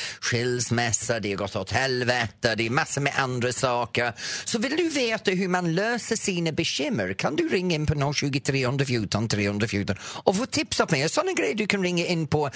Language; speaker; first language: Swedish; non-native, fluent; English